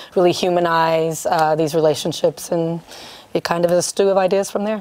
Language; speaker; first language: English; native; English